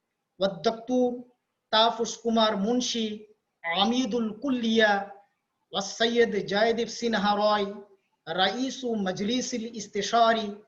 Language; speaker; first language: Arabic; non-native, fluent; Bangla